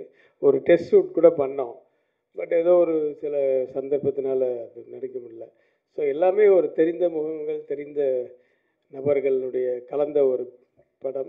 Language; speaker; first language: Tamil; native; Tamil